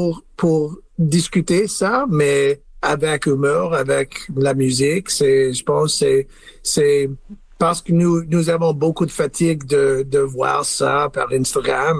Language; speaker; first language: French; non-native, learner; English